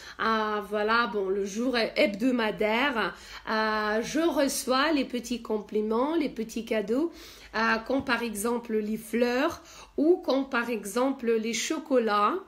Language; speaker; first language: French; non-native, fluent; Russian